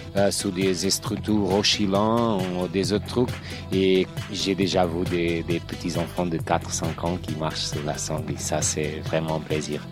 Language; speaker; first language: French; non-native, learner; Portuguese